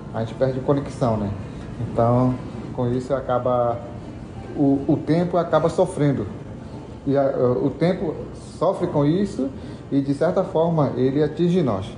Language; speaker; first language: Portuguese; non-native, local second language; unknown